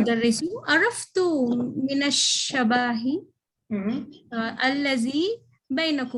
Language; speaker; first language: Arabic; non-native, learner; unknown